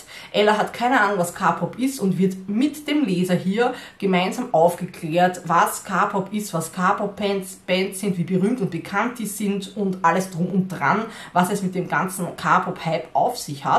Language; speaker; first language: German; native; German